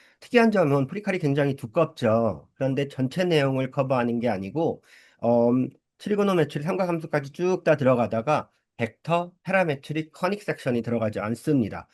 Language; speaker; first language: Korean; early bilingual, heritage; Korean